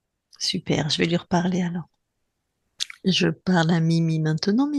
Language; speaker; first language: French; native; French